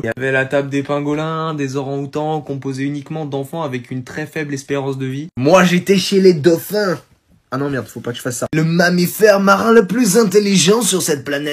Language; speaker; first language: French; native; French